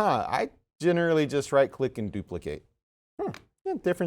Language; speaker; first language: English; native; English